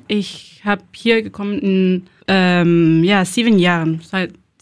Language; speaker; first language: German; non-native, learner; Spanish